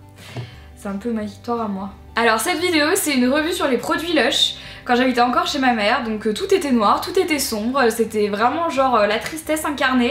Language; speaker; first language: French; native; French